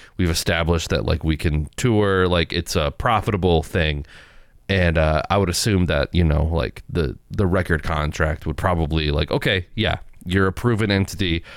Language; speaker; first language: English; native; English